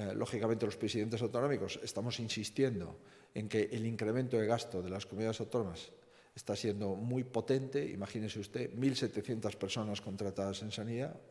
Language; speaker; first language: Spanish; non-native, local second language; Galician